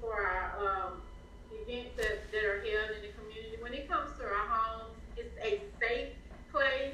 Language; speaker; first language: English; native; English